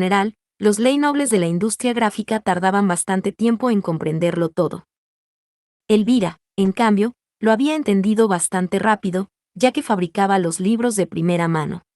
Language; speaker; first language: Spanish; native; Spanish